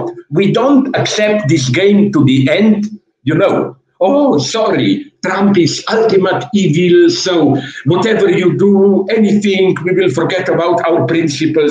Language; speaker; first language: English; non-native, fluent; Slovenian